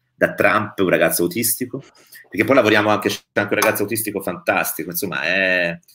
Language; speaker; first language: Italian; native; Italian